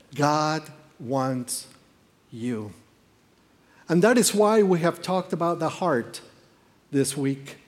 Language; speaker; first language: English; non-native, fluent; Spanish